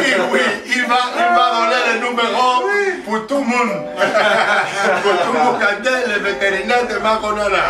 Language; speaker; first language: French; non-native, learner; Spanish